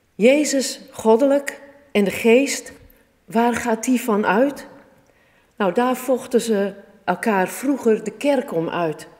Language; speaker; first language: Dutch; native; Dutch